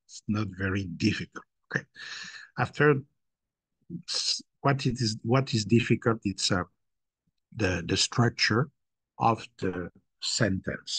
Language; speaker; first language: English; non-native, fluent; French